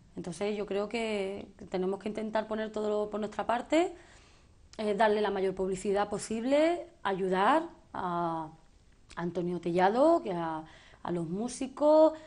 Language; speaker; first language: Spanish; native; Spanish